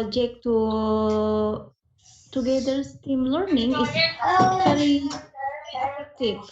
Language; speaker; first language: English; non-native, learner; Indonesian